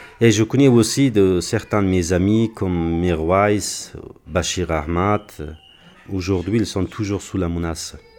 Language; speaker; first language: French; non-native, fluent; Persian